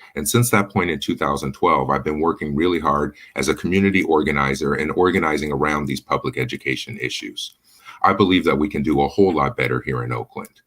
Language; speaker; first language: English; native; English